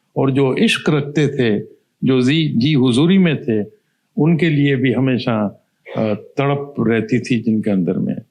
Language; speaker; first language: Urdu; non-native, local second language; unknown